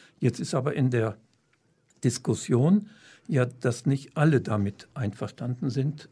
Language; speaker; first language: German; native; German